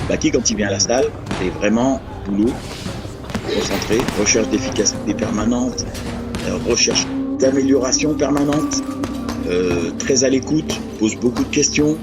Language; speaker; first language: French; native; French